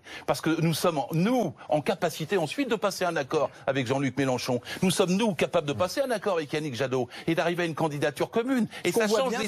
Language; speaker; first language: French; native; French